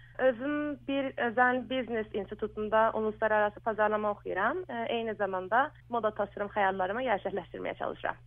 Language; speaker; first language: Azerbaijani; early bilingual, heritage; Azerbaijani